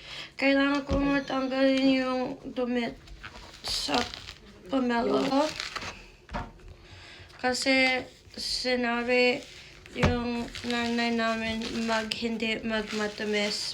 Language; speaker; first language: Filipino; non-native, learner; English